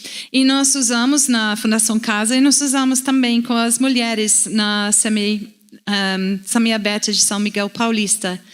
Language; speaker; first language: Portuguese; non-native, fluent; English